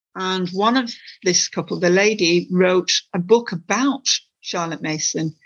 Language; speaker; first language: English; native; English